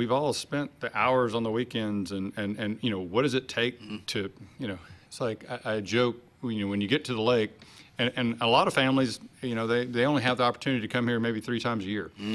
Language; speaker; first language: English; native; English